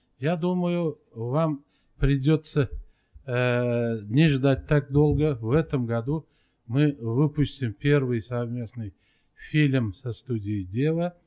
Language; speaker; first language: Russian; non-native, local second language; Uzbek